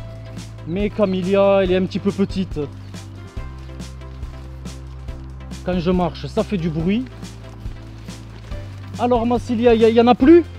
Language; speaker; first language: French; native; French